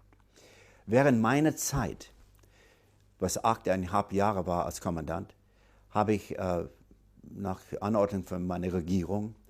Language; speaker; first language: German; non-native, fluent; English